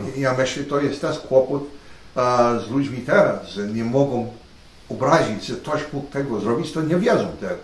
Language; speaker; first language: Polish; early bilingual, heritage; Polish